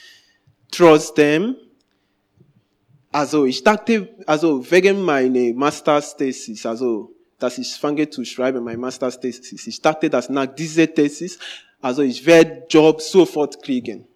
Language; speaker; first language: German; non-native, learner; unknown